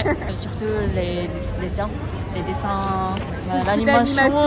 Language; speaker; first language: French; non-native, fluent; Japanese